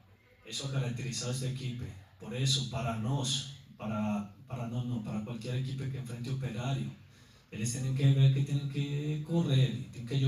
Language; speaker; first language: Portuguese; non-native, learner; Spanish